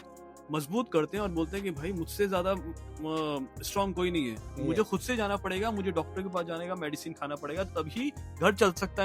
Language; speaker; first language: Hindi; native; Hindi